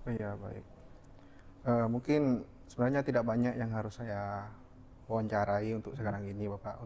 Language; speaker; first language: Indonesian; non-native, local second language; Madurese